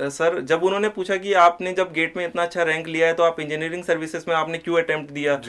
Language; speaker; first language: Hindi; native; Hindi